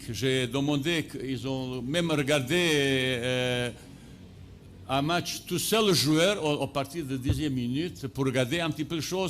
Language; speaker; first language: French; non-native, fluent; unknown